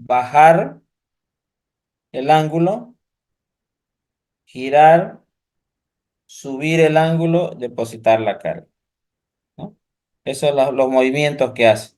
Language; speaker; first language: Spanish; native; Spanish